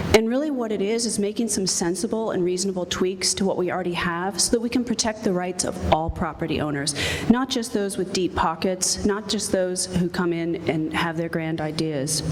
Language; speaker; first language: English; native; English